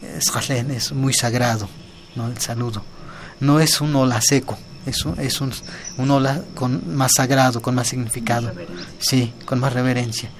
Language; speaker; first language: Spanish; non-native, local second language; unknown